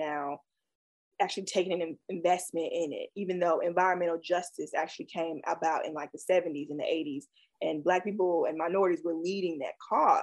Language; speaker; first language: English; native; English